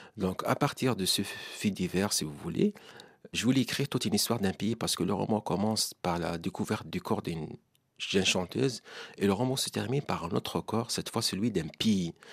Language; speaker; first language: French; non-native, local second language; Arabic